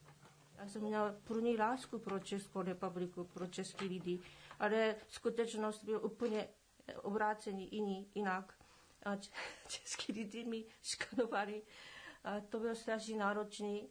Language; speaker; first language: Czech; non-native, learner; Japanese